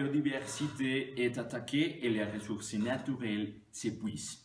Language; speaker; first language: French; non-native, learner; Spanish